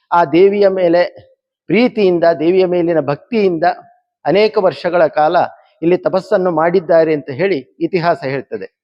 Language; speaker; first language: Kannada; native; Kannada